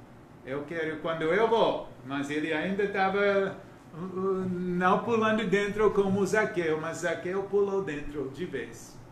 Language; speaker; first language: Portuguese; non-native, learner; English